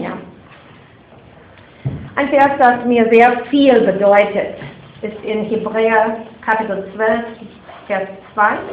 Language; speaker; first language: German; non-native, fluent; English